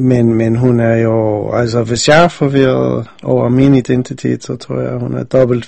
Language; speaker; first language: Danish; non-native, fluent; English